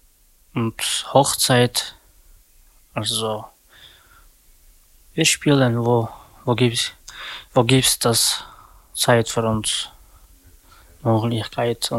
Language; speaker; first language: German; non-native, learner; Slovak